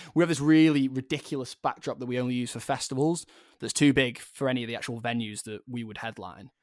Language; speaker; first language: English; native; English